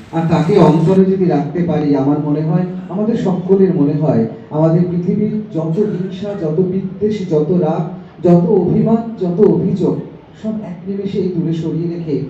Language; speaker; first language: Bangla; native; Bangla